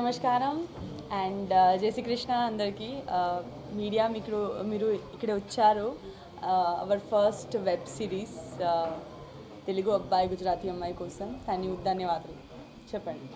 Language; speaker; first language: Telugu; non-native, learner; Gujarati